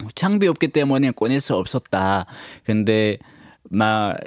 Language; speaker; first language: Korean; non-native, fluent; Arabic